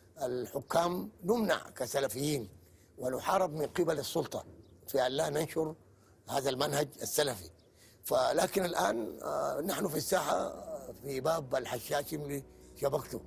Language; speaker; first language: Arabic; native; Arabic